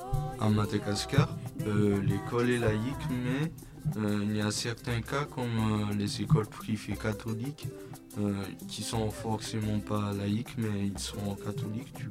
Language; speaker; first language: French; non-native, local second language; Malagasy